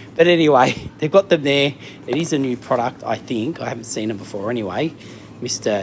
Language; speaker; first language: English; native; English